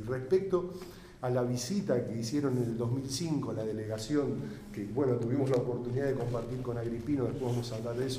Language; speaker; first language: Spanish; native; Spanish